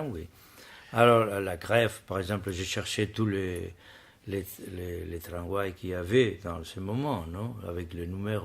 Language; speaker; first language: French; non-native, learner; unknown